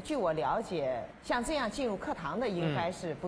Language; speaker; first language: Chinese; native; Chinese